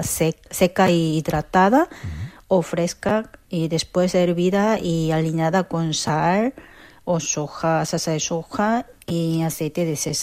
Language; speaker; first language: Spanish; non-native, local second language; Korean